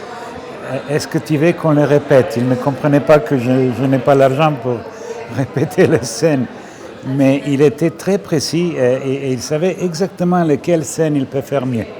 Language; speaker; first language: French; non-native, fluent; Serbian